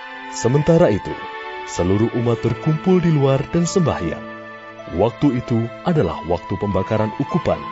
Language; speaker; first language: Indonesian; native; Indonesian